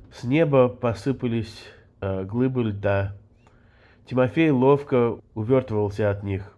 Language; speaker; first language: Russian; early bilingual, heritage; Russian